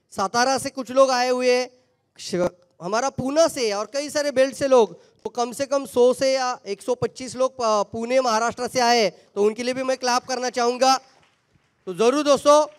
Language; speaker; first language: Hindi; non-native, local second language; Marathi